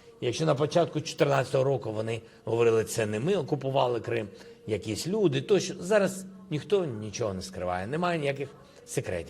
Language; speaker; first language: Ukrainian; non-native, local second language; Russian